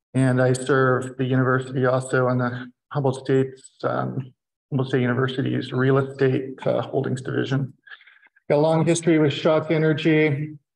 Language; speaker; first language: English; native; English